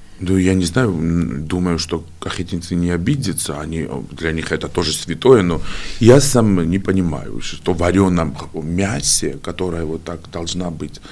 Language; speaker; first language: Russian; non-native, fluent; Georgian